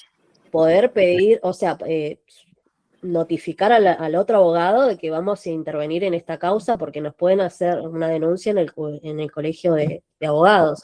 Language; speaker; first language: Spanish; native; Spanish